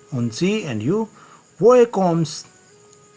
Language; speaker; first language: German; non-native, learner; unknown